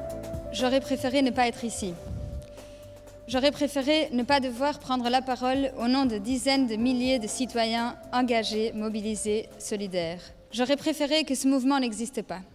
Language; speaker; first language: French; native; French